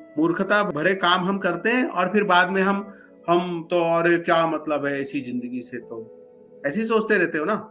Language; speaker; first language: Hindi; non-native, local second language; Marathi